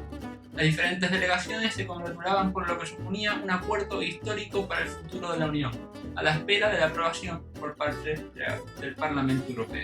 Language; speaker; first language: Spanish; native; Spanish